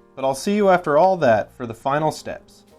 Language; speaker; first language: English; native; English